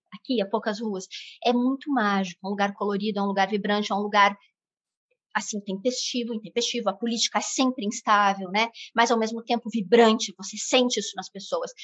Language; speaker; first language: Portuguese; native; Portuguese